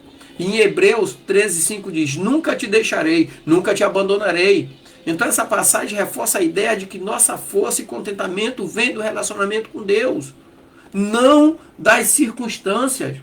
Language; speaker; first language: Portuguese; native; Portuguese